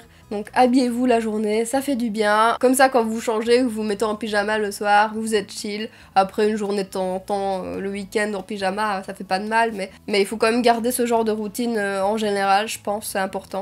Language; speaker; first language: French; native; French